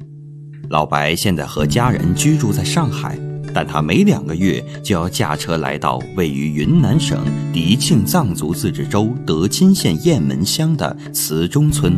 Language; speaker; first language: Chinese; native; Chinese